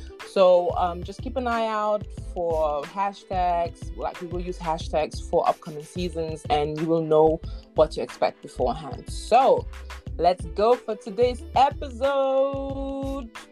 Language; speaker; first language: English; non-native, fluent; Lingala